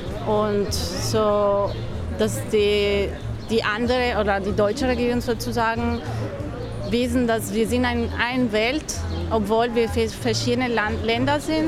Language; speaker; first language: German; non-native, fluent; Spanish